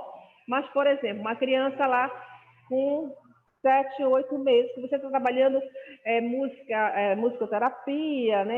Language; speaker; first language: Portuguese; native; Portuguese